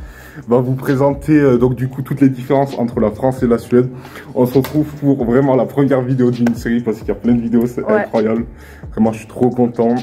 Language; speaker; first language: French; native; French